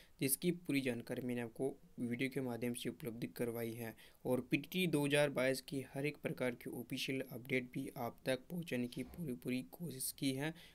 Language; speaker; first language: Hindi; native; Hindi